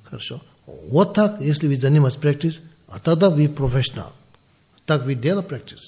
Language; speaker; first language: Russian; non-native, learner; Tibetan